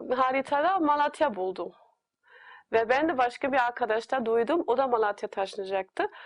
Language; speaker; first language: Turkish; non-native, fluent; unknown